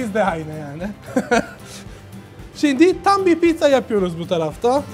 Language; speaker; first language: Turkish; non-native, learner; Italian